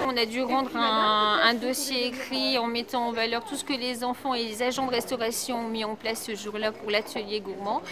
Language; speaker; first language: French; native; French